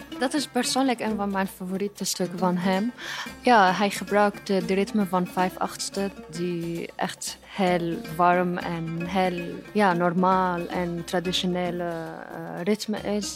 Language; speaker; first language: Dutch; non-native, fluent; Arabic